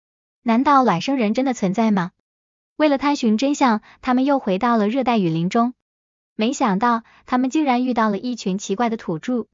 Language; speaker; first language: Chinese; native; Chinese